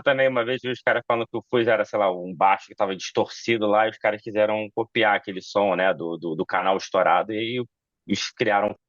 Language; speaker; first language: Portuguese; native; Portuguese